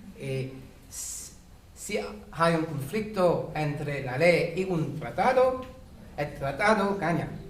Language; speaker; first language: Spanish; non-native, fluent; French